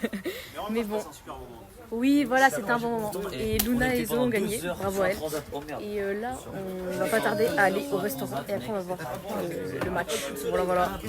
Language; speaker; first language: French; native; French